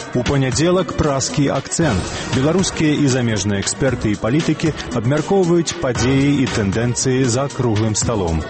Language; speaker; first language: Belarusian; native; Belarusian